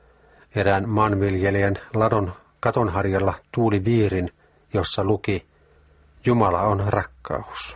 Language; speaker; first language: Finnish; native; Finnish